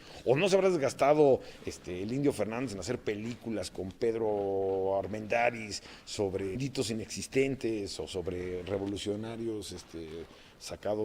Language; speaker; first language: Spanish; native; Spanish